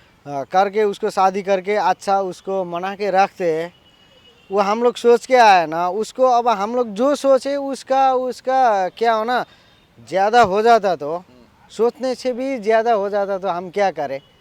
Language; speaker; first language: Hindi; non-native, learner; Nepali